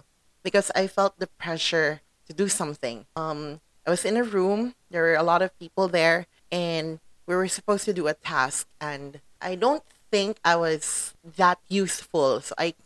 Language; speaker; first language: English; non-native, local second language; Cebuano